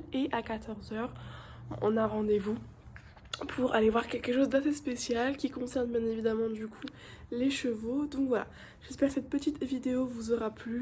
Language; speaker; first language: French; native; French